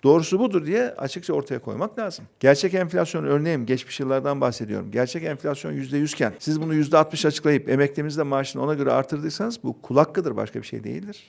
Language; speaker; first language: Turkish; native; Turkish